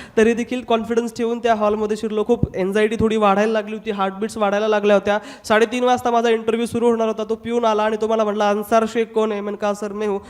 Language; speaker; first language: Marathi; non-native, local second language; Hindi